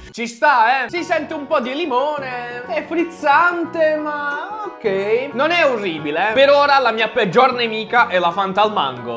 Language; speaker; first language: Italian; native; Italian